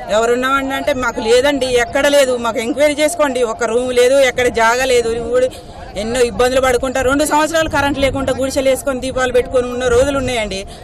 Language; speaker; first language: Telugu; native; Telugu